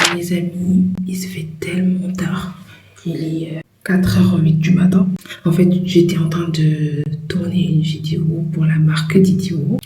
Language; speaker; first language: French; non-native, local second language; Wolof